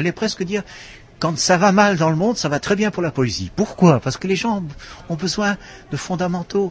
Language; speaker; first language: French; non-native, local second language; Dutch